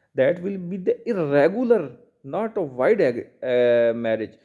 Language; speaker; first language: English; non-native, local second language; Urdu